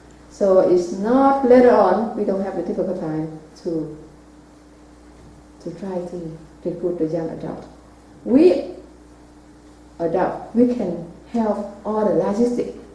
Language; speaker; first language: English; non-native, learner; Vietnamese